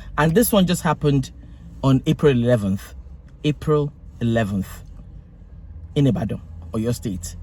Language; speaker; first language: English; non-native, local second language; Yoruba